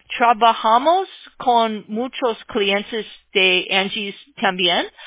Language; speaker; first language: Spanish; non-native, learner; English